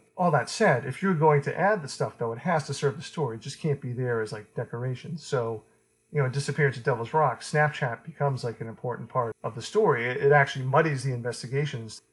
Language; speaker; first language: English; native; English